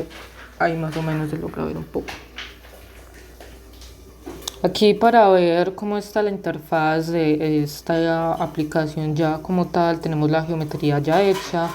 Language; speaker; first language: Spanish; native; Spanish